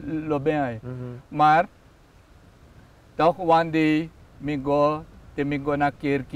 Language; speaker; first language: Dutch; non-native, local second language; Sranan Tongo